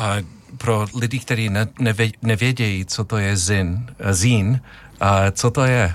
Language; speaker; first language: Czech; non-native, learner; English